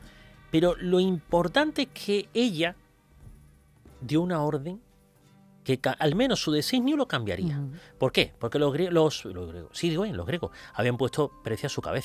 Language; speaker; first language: Spanish; native; Spanish